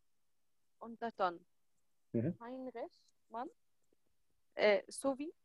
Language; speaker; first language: German; non-native, learner; Arabic